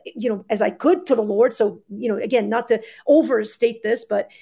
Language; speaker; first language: English; early bilingual, other home language; Arabic